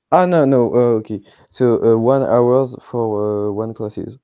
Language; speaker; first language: English; non-native, learner; French